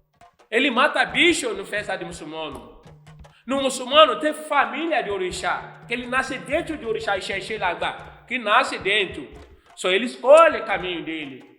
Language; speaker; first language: Portuguese; non-native, fluent; Yoruba